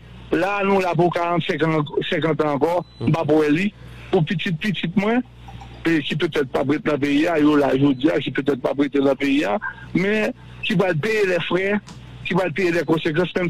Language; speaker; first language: French; non-native, local second language; Haitian Creole